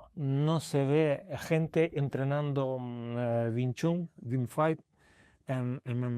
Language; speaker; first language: Spanish; non-native, learner; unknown